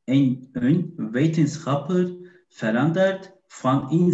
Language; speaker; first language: Dutch; non-native, learner; Turkish